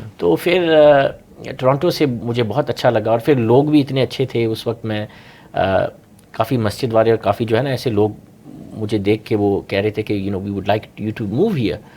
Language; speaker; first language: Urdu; early bilingual, heritage; Urdu